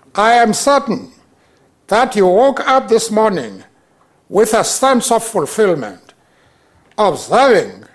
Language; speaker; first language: English; non-native, local second language; Xhosa